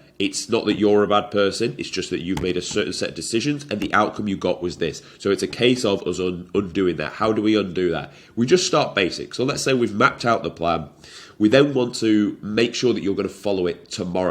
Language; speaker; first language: English; native; English